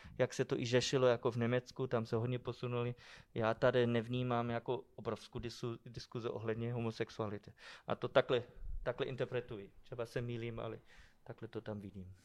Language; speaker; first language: Czech; non-native, fluent; German